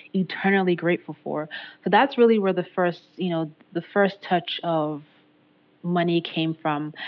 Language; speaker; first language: English; non-native, local second language; Yoruba